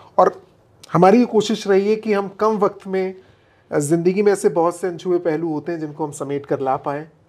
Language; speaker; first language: Hindi; native; Hindi